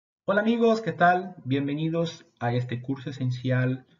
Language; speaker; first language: Spanish; non-native, fluent; Portuguese